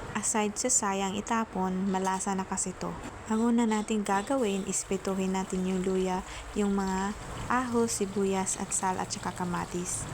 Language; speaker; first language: Filipino; non-native, local second language; Cebuano